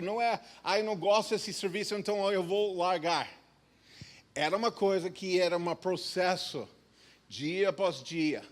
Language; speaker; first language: Portuguese; non-native, fluent; English